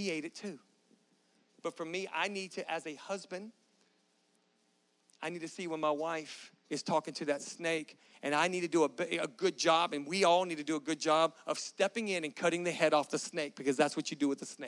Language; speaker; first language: English; native; English